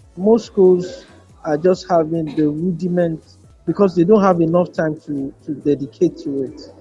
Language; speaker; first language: English; non-native, local second language; Yoruba